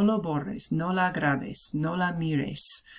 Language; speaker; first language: Spanish; non-native, fluent; English